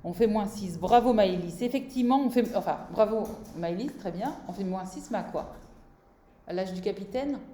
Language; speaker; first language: French; native; French